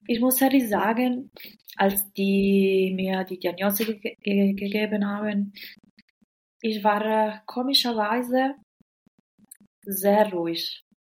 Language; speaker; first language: German; non-native, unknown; Italian